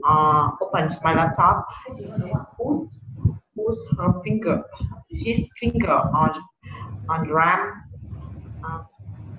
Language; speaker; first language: English; non-native, learner; Vietnamese